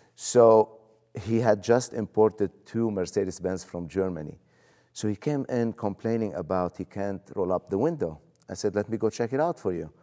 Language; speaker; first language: English; non-native, fluent; Arabic